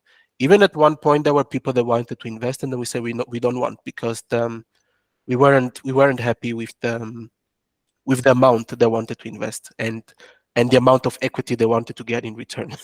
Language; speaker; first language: English; non-native, fluent; French